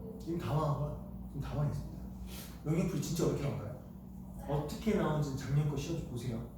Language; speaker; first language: Korean; native; Korean